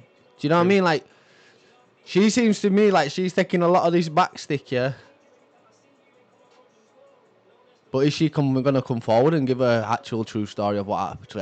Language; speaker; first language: English; native; English